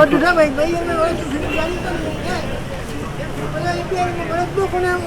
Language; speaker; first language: Persian; native; Persian